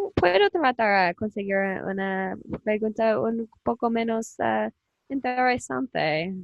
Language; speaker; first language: Spanish; non-native, learner; English